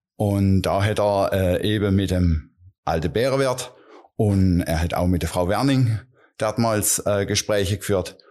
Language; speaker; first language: German; non-native, local second language; Dutch